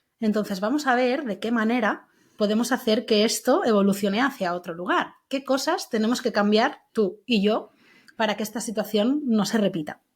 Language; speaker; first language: Spanish; native; Spanish